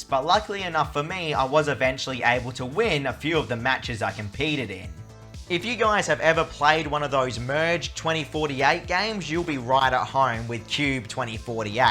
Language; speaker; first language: English; native; English